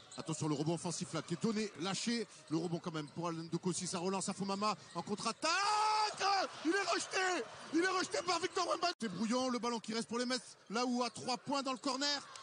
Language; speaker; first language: French; native; French